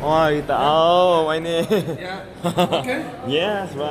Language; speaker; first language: English; non-native, learner; Korean